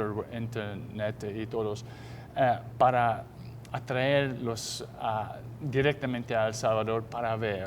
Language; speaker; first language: Spanish; non-native, fluent; English